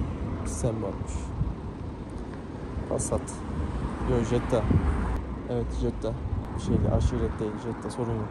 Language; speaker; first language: Turkish; native; Turkish